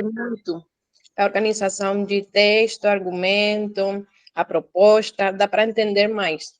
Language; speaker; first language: Portuguese; non-native, learner; Spanish